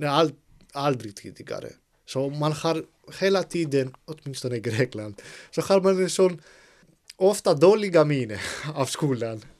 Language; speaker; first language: Swedish; non-native, fluent; Greek